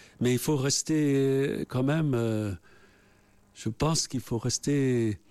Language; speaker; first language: French; non-native, fluent; English